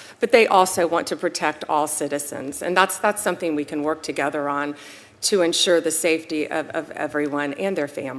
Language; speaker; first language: English; native; English